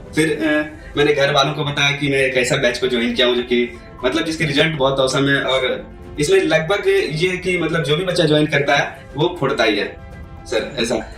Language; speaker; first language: Hindi; native; Hindi